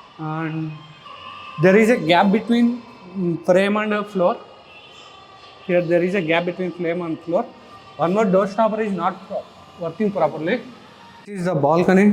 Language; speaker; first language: English; non-native, local second language; Telugu